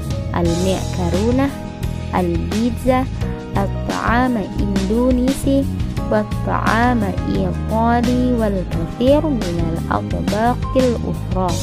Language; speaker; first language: Arabic; non-native, learner; Indonesian